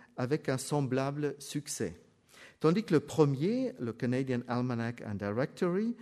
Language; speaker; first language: French; non-native, fluent; German